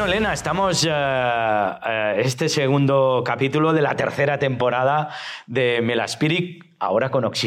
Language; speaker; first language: Spanish; native; Spanish